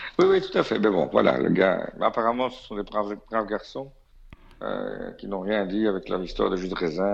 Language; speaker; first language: French; native; French